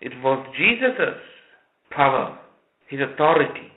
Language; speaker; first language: English; non-native, local second language; Sinhala